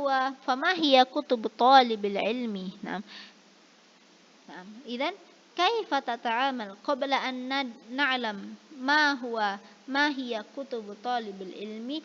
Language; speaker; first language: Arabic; non-native, fluent; Indonesian